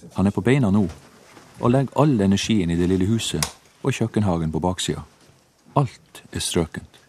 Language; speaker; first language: Norwegian; native; Norwegian